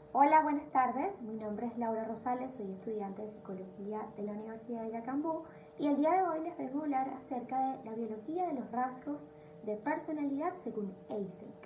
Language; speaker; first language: Spanish; native; Spanish